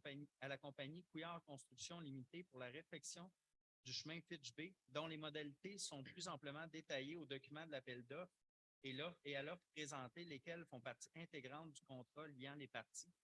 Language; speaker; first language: French; native; French